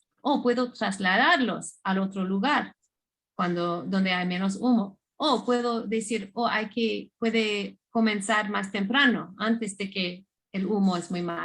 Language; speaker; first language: Spanish; non-native, fluent; English